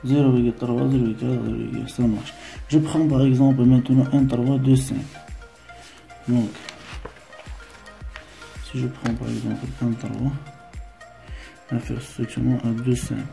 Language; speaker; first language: French; non-native, local second language; Arabic